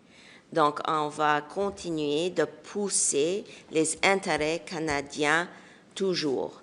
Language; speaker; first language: French; non-native, local second language; English